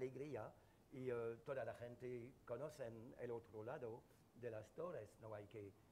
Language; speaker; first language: Spanish; non-native, learner; French